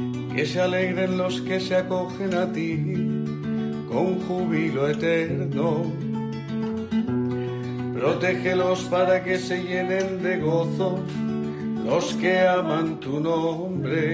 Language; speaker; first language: Spanish; native; Spanish